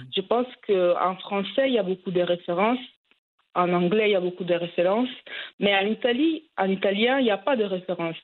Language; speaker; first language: French; early bilingual, heritage; French